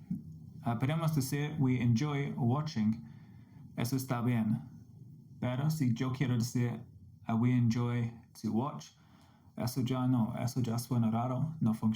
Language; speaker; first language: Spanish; non-native, fluent; English